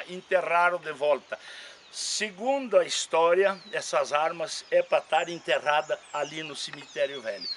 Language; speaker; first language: Portuguese; native; Portuguese